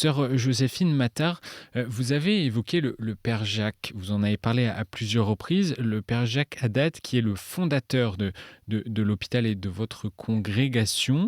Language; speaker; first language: French; native; French